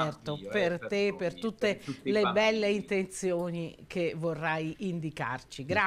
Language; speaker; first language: Italian; native; Italian